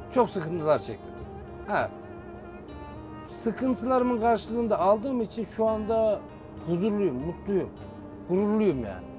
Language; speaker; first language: Turkish; native; Turkish